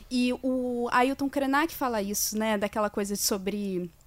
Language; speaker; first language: Portuguese; native; Portuguese